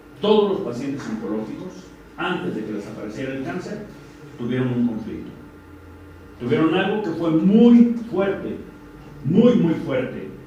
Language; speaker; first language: Spanish; native; Spanish